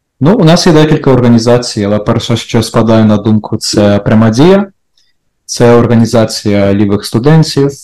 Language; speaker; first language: Ukrainian; native; Ukrainian